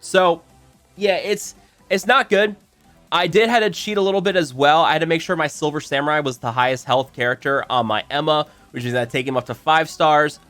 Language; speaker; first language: English; native; English